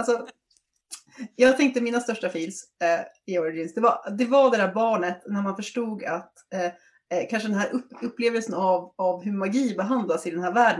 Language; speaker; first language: Swedish; native; Swedish